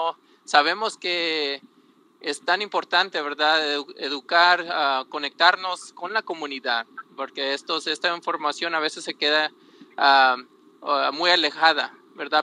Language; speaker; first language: Spanish; early bilingual, heritage; Spanish